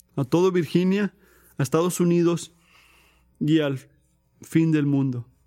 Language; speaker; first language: Spanish; native; Spanish